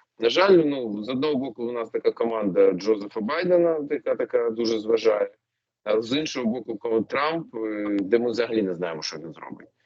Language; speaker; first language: Ukrainian; non-native, local second language; Russian